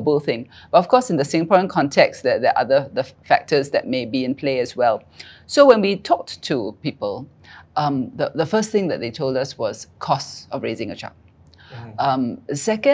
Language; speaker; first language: English; native; English